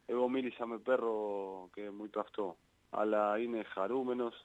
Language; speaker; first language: Greek; non-native, learner; Spanish